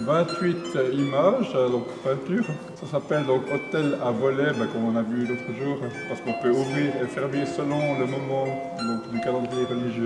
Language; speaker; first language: French; non-native, fluent; Romanian